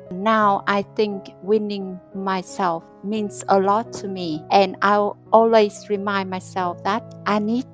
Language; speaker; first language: English; non-native, fluent; Vietnamese